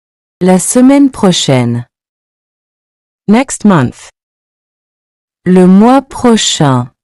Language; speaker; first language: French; non-native, fluent; English